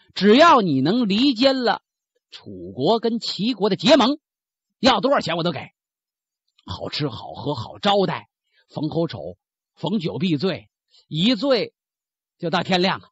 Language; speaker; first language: Chinese; native; Chinese